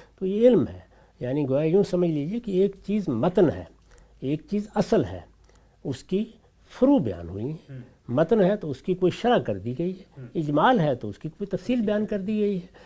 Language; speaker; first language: Urdu; non-native, local second language; Punjabi